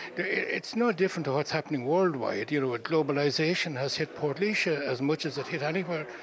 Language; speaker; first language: English; native; English